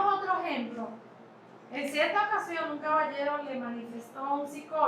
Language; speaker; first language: Spanish; native; Spanish